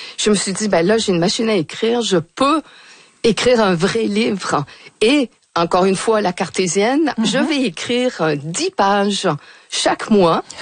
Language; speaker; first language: French; native; French